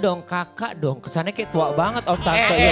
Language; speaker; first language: Indonesian; native; Indonesian